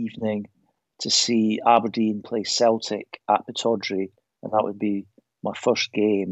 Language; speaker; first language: English; native; English